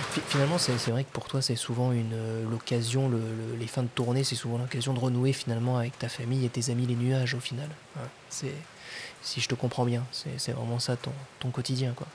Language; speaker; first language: French; native; French